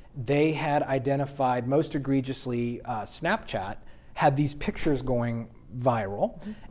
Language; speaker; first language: English; native; English